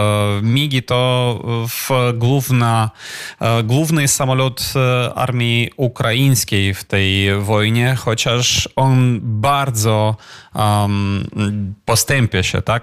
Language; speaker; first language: Polish; non-native, fluent; Ukrainian